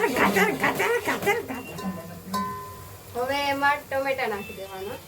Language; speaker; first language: Gujarati; native; Gujarati